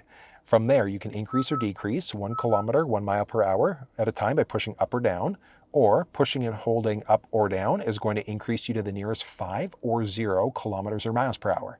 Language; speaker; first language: English; native; English